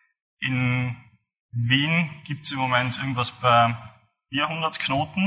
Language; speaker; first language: German; native; German